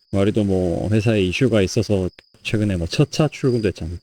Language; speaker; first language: Korean; native; Korean